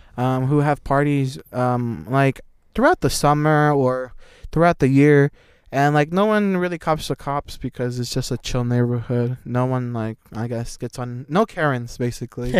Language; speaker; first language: English; native; English